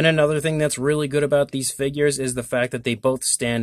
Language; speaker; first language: English; native; English